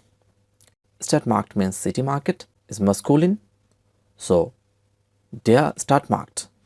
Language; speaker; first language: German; non-native, fluent; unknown